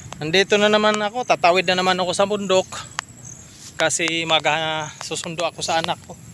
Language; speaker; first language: Filipino; native; Filipino